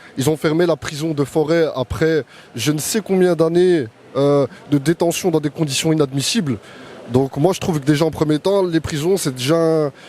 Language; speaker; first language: French; native; French